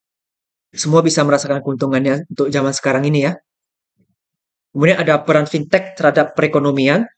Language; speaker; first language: Indonesian; native; Indonesian